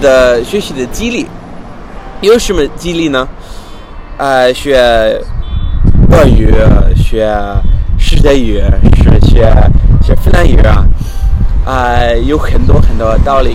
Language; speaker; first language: Chinese; non-native, fluent; English